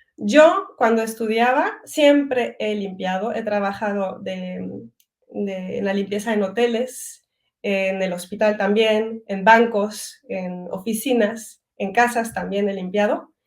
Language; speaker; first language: Spanish; early bilingual, heritage; French